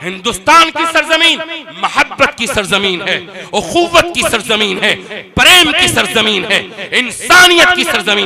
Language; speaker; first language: Urdu; native; Urdu